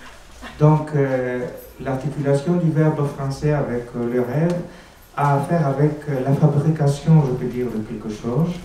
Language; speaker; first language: French; non-native, fluent; Greek